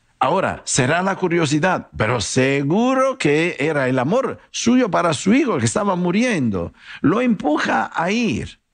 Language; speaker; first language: Spanish; non-native, fluent; Italian